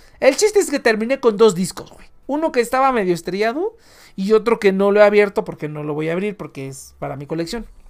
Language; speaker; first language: Spanish; native; Spanish